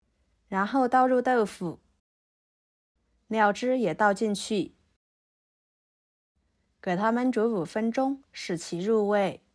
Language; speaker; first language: Chinese; native; Chinese